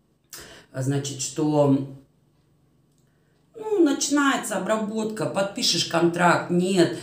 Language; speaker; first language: Russian; native; Russian